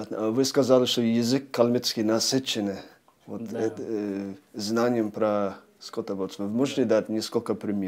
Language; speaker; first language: Russian; non-native, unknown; English